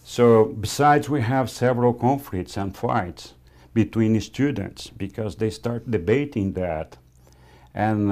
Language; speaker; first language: English; non-native, fluent; Spanish